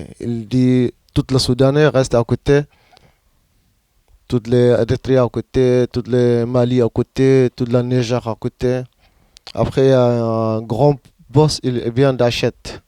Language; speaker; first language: French; non-native, learner; Arabic